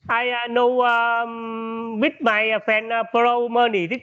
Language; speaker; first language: English; non-native, learner; Vietnamese